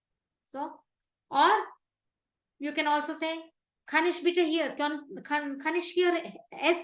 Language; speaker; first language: German; non-native, fluent; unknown